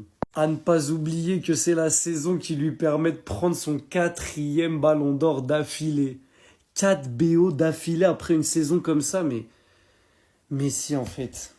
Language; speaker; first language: French; native; French